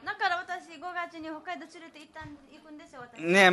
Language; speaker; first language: Japanese; non-native, learner; Nepali